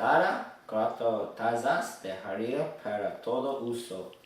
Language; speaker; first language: Spanish; non-native, learner; English